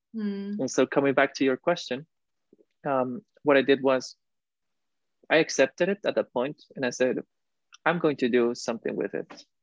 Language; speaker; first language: English; non-native, fluent; Spanish